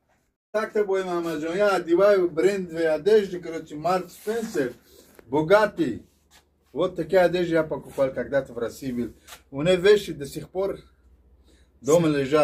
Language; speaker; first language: Russian; non-native, learner; Tajik